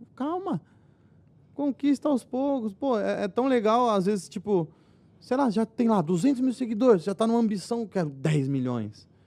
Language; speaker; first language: Portuguese; native; Portuguese